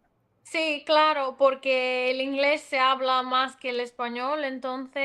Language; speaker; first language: Spanish; non-native, fluent; Greek